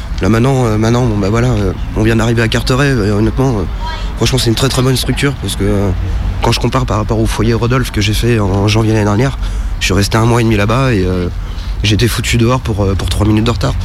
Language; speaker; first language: French; native; French